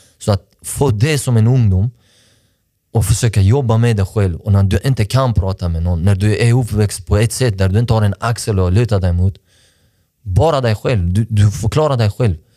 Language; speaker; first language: Swedish; early bilingual, other home language; Persian